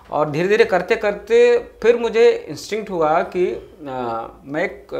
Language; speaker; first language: Hindi; native; Hindi